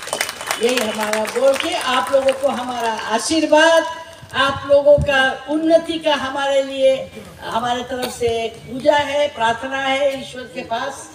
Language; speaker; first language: Hindi; non-native, local second language; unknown